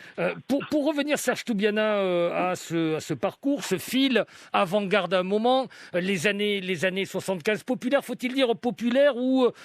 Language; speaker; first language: French; native; French